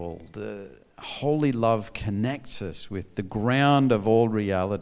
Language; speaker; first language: English; native; English